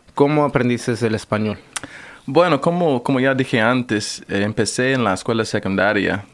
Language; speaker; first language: Spanish; non-native, fluent; English